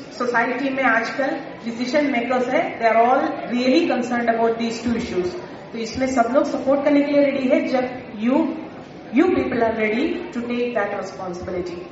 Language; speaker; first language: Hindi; non-native, local second language; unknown